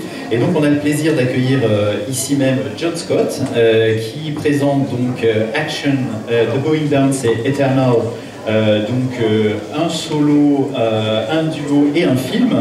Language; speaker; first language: French; native; French